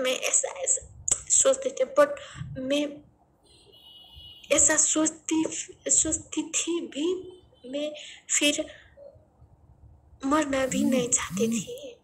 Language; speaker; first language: Hindi; non-native, learner; Nepali